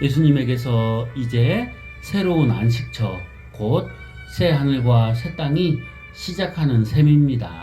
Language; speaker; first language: Korean; native; Korean